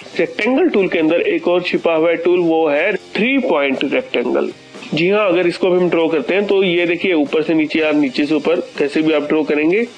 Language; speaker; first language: Hindi; native; Hindi